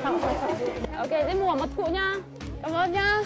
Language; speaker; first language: Vietnamese; non-native, learner; Russian